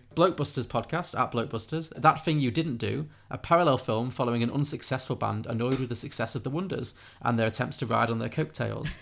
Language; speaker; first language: English; native; English